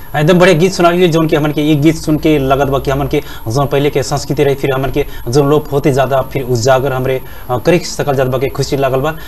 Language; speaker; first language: Bhojpuri; non-native, local second language; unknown